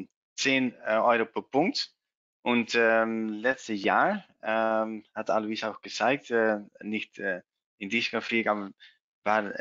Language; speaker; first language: German; non-native, learner; Dutch